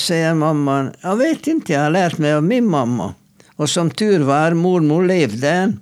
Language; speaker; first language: Swedish; non-native, fluent; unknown